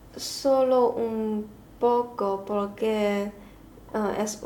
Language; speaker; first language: Spanish; non-native, learner; Chinese